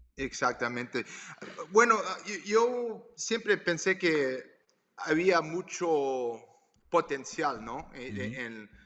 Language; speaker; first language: Spanish; early bilingual, heritage; Spanish